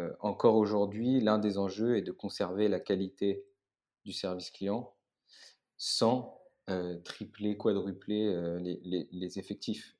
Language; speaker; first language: French; native; French